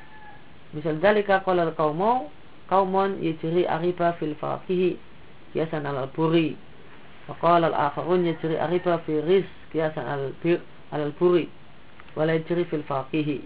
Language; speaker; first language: Arabic; non-native, fluent; Indonesian